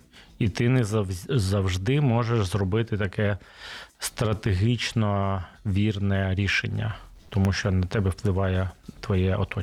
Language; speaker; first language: Ukrainian; non-native, local second language; Russian